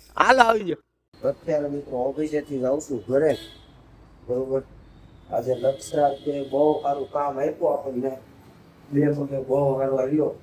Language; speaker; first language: Gujarati; native; Gujarati